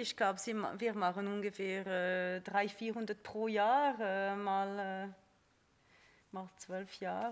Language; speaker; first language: German; non-native, fluent; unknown